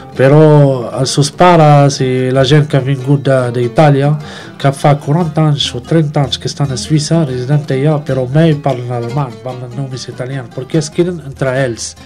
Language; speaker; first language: Catalan; non-native, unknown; Arabic